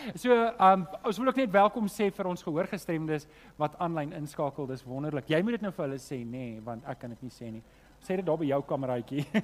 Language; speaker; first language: Afrikaans; native; Afrikaans